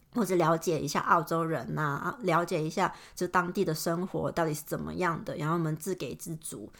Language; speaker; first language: Chinese; non-native, local second language; Cantonese